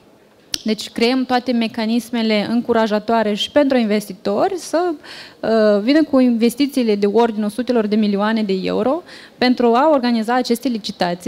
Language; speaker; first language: Romanian; native; Romanian